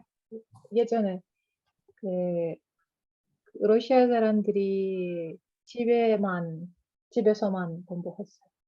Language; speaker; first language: Korean; non-native, learner; Russian